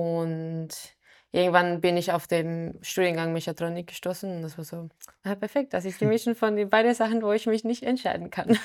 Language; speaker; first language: German; non-native, fluent; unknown